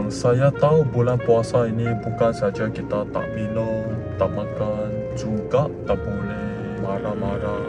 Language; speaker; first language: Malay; non-native, local second language; Chinese